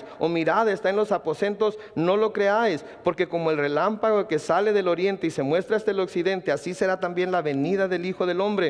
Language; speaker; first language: Spanish; native; Spanish